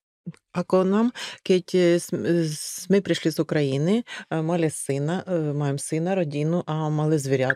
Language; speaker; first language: Slovak; non-native, learner; Ukrainian